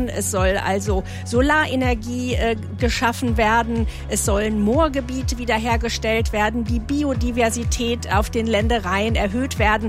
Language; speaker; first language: German; native; German